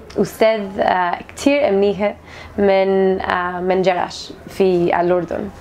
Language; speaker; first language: Arabic; non-native, learner; English